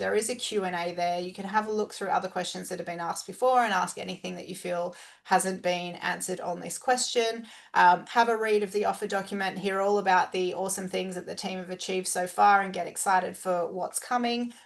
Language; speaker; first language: English; native; English